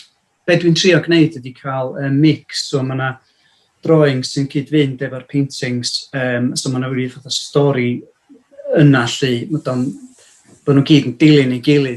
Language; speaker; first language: Welsh; native; Welsh